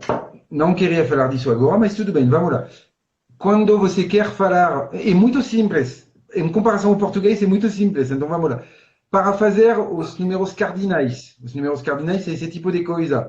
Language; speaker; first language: Portuguese; non-native, fluent; French